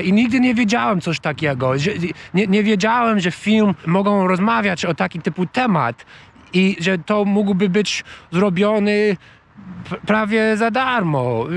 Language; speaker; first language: Polish; non-native, learner; English